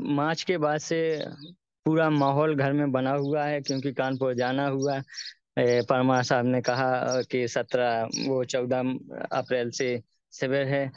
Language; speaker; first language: Hindi; native; Hindi